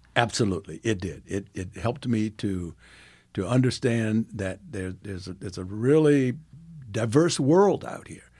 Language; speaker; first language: English; native; English